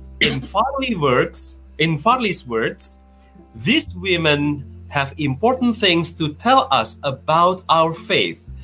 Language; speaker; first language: English; non-native, fluent; Indonesian